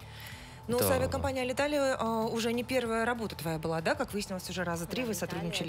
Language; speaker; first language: Russian; native; Russian